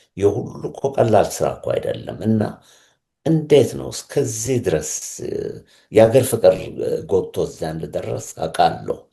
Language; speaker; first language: Amharic; native; Amharic